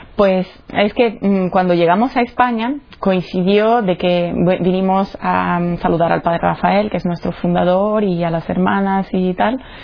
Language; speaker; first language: Spanish; non-native, fluent; Italian